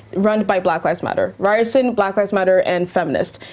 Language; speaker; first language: English; native; English